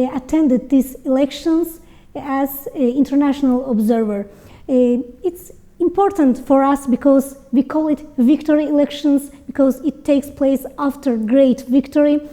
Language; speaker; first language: English; non-native, learner; Azerbaijani